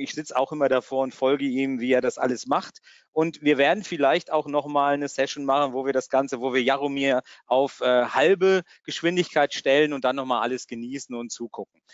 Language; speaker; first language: German; native; German